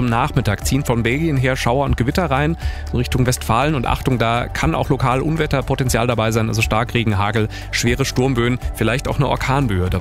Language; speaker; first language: German; native; German